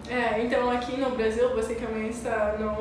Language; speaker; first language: Portuguese; non-native, learner; English